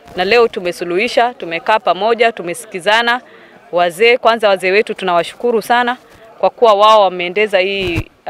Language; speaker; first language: Swahili; native; Swahili